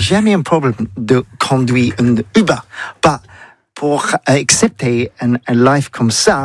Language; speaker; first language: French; non-native, learner; English